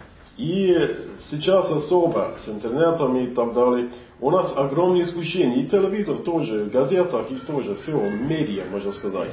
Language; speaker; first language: Russian; non-native, fluent; English